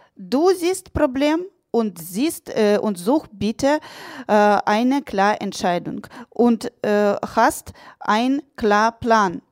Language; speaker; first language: German; non-native, learner; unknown